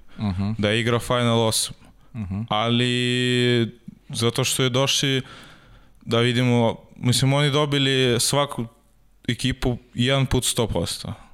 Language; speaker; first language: Serbian; non-native, learner; Russian